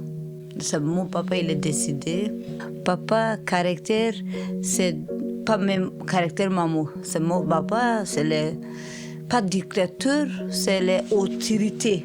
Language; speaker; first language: French; non-native, learner; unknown